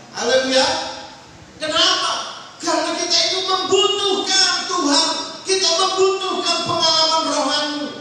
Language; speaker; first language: Indonesian; non-native, local second language; Javanese